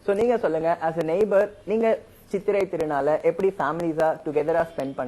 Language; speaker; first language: Tamil; native; Tamil